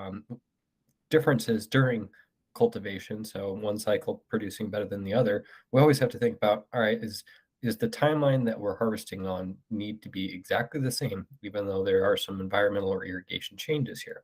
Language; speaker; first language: English; native; English